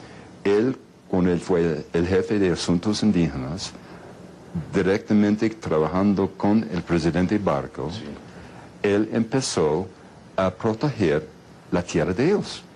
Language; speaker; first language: Spanish; non-native, fluent; English